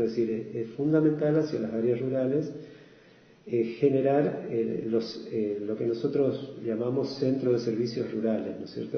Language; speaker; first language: Spanish; native; Spanish